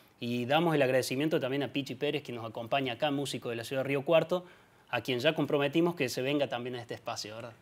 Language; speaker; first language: Spanish; native; Spanish